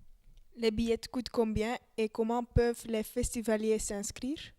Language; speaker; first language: French; non-native, learner; Dutch